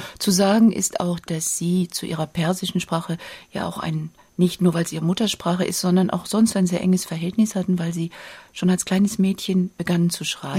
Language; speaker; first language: German; native; German